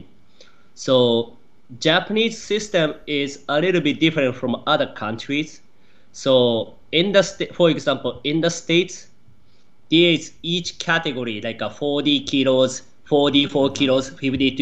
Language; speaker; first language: English; non-native, learner; Japanese